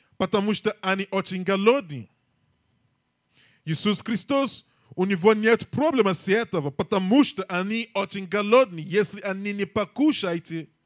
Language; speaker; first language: Russian; non-native, learner; English